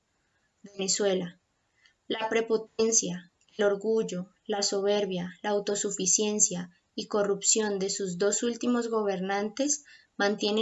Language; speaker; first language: Spanish; native; Spanish